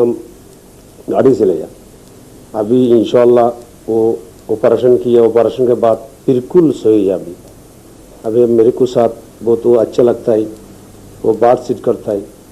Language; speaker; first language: Hindi; non-native, learner; Bangla